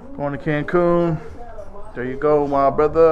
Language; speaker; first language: English; native; English